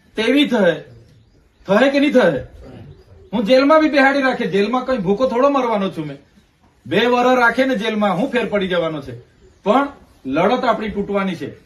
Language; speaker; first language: Gujarati; non-native, local second language; Vasavi